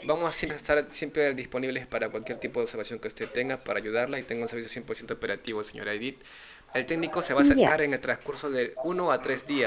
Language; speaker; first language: Spanish; native; Spanish